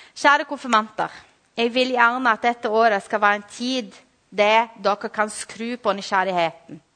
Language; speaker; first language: Norwegian; non-native, fluent; Portuguese